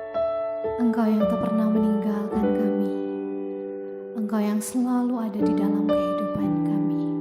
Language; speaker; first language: Indonesian; native; Indonesian